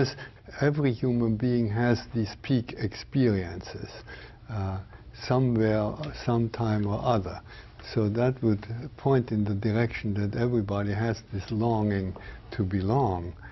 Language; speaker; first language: English; non-native, fluent; German